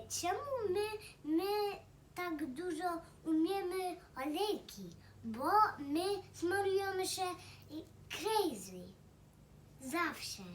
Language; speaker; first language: Polish; early bilingual, heritage; Polish